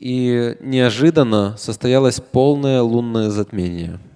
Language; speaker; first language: Russian; native; Russian